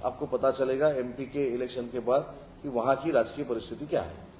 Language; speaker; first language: Hindi; non-native, local second language; Marathi